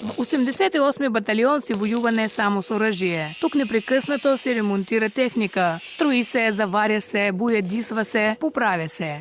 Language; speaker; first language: Bulgarian; early bilingual, heritage; Bulgarian